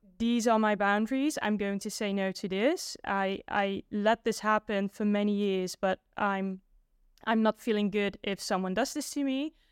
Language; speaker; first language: English; non-native, fluent; Dutch